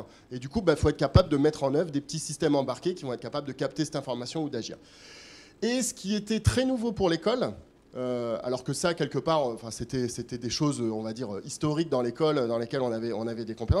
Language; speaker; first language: French; native; French